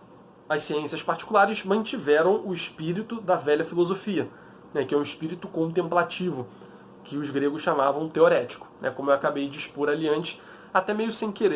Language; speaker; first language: Portuguese; native; Portuguese